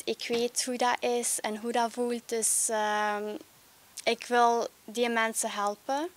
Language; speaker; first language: Dutch; early bilingual, other home language; Albanian